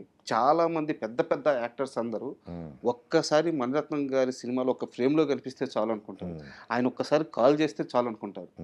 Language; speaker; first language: Telugu; native; Telugu